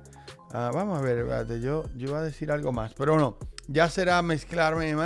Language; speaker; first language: Spanish; native; Spanish